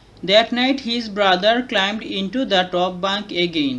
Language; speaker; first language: English; non-native, learner; Bangla